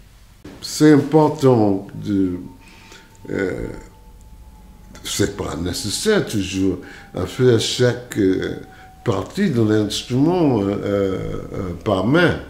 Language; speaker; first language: French; non-native, fluent; English